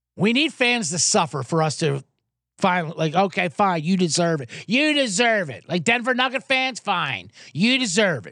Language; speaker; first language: English; native; English